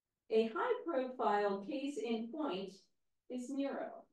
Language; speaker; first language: English; native; English